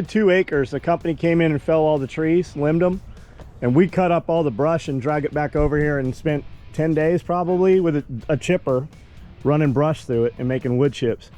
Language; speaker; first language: English; native; English